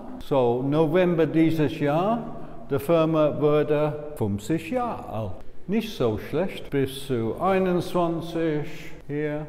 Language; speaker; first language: German; non-native, fluent; English